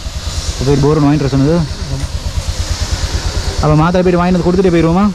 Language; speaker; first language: Tamil; native; Tamil